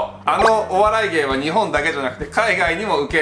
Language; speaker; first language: Japanese; native; Japanese